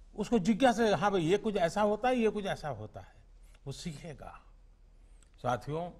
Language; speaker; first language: Hindi; native; Hindi